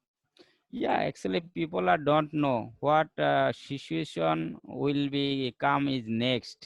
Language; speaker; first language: English; non-native, learner; Bangla